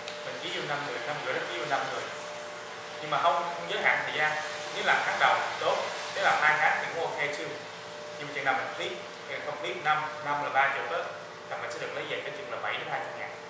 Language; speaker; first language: Vietnamese; early bilingual, heritage; Vietnamese